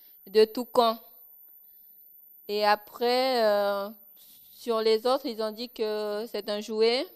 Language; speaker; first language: French; non-native, local second language; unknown